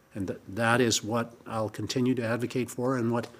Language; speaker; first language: English; native; English